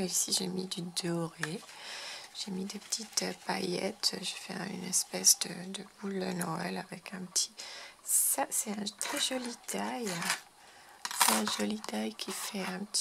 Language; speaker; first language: French; non-native, fluent; Spanish